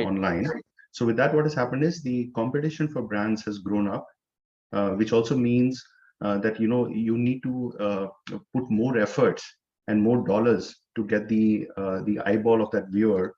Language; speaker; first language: English; non-native, local second language; Hindi